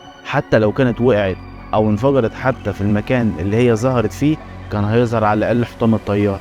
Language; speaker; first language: Arabic; native; Arabic